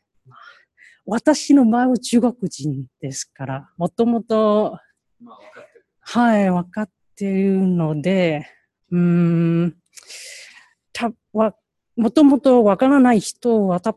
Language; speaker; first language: Japanese; non-native, learner; Chinese